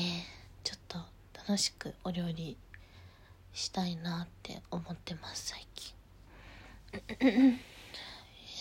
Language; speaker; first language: Japanese; native; Japanese